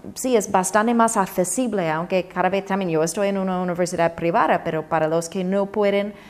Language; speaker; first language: Spanish; non-native, fluent; English